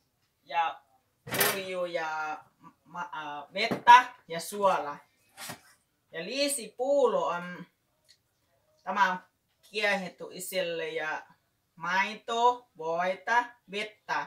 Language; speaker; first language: Finnish; non-native, learner; Thai